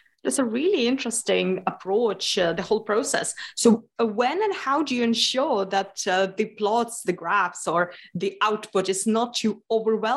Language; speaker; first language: English; non-native, fluent; Lithuanian